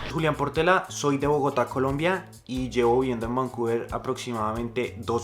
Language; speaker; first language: Spanish; native; Spanish